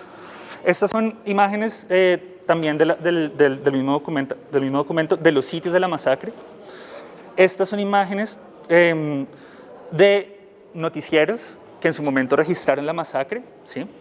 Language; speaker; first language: Spanish; native; Spanish